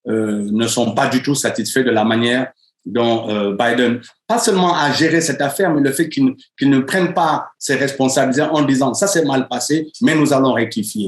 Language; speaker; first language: French; native; French